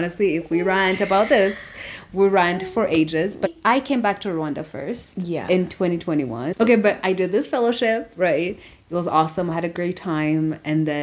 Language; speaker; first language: English; non-native, local second language; Kinyarwanda